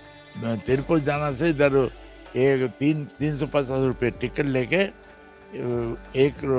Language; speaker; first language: Hindi; non-native, local second language; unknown